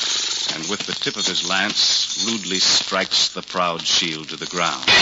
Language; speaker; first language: English; native; English